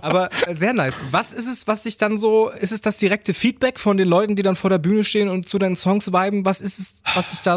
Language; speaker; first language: German; native; German